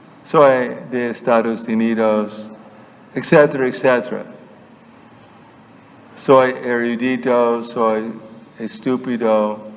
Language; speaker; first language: Spanish; non-native, fluent; English